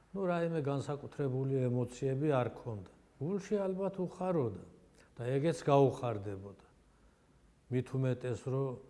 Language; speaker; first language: Georgian; non-native, local second language; Svan